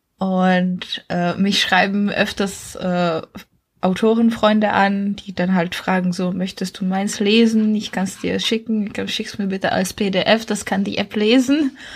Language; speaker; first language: German; non-native, fluent; Czech